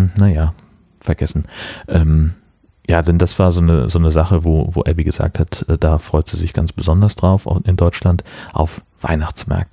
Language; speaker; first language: German; native; German